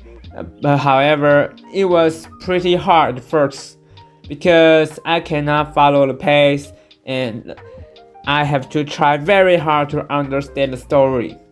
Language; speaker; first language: English; non-native, fluent; Chinese